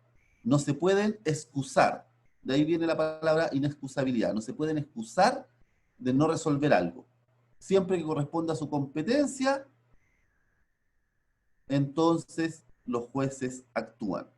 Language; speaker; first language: Spanish; native; Spanish